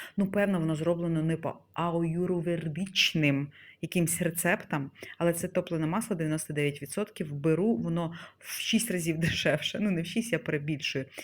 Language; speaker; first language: Ukrainian; non-native, local second language; Russian